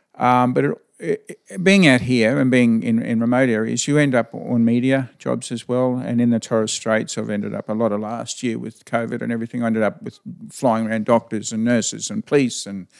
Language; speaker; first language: English; native; English